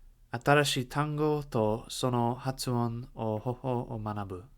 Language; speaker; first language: Japanese; non-native, learner; English